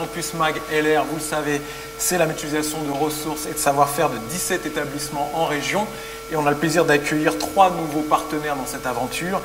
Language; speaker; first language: French; native; French